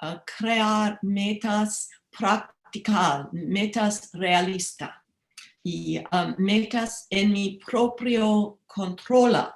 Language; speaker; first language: Spanish; non-native, learner; English